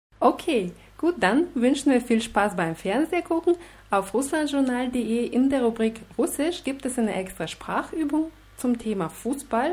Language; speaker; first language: German; non-native, fluent; Russian